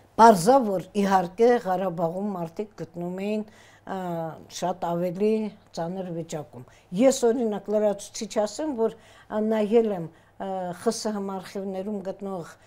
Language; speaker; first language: Armenian; native; Armenian